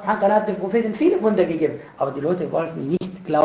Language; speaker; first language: German; non-native, fluent; Arabic